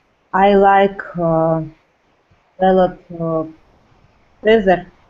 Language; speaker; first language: English; non-native, learner; Russian